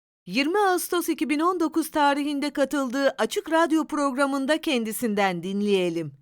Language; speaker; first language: Turkish; native; Turkish